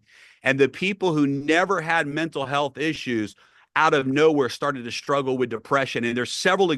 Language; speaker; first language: English; native; English